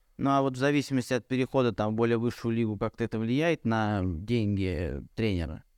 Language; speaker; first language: Russian; native; Russian